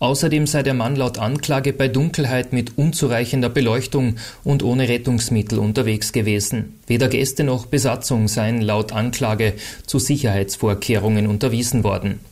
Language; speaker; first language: German; native; German